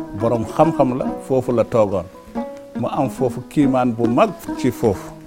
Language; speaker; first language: Wolof; non-native, local second language; Fula